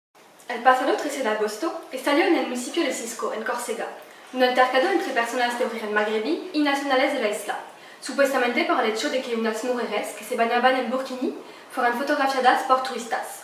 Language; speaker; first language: Spanish; non-native, learner; French